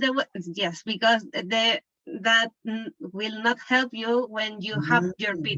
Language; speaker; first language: English; non-native, learner; Spanish